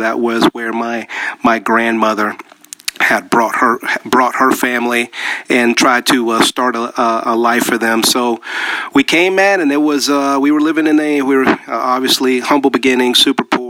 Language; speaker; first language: English; early bilingual, other home language; Spanish